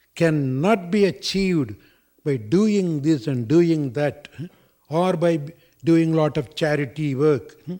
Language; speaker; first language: English; non-native, local second language; Tamil